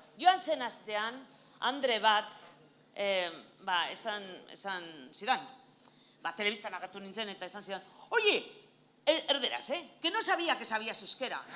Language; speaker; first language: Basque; non-native, local second language; Spanish